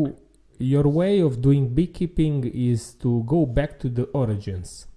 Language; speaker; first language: English; non-native, fluent; Italian